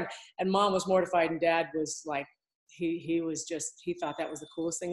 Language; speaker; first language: English; native; English